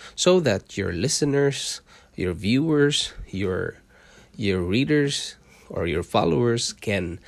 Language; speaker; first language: English; non-native, local second language; Cebuano